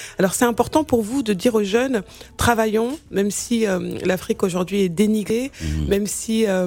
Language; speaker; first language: French; native; French